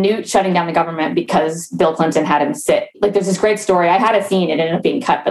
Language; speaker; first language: English; native; English